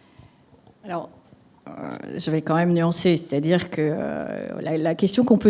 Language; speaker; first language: French; native; French